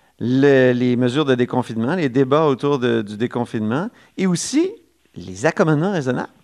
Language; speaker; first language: French; native; French